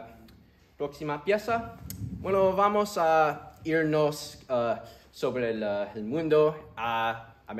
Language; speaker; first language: Spanish; early bilingual, heritage; Spanish